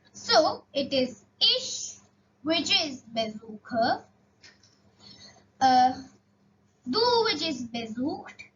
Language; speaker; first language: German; non-native, learner; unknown